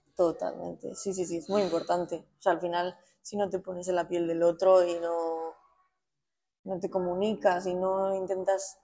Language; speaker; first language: Spanish; native; Spanish